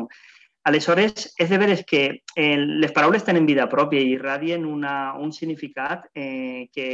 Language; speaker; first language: Catalan; native; Catalan